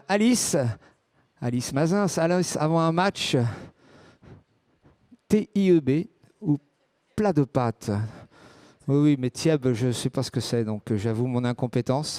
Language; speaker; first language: French; native; French